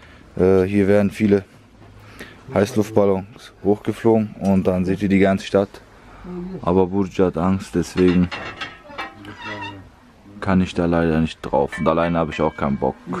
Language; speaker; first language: German; early bilingual, other home language; Turkish